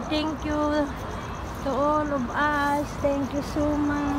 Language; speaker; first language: English; non-native, local second language; Filipino